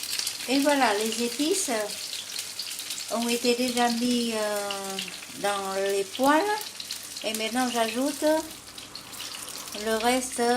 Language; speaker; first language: French; non-native, fluent; Vietnamese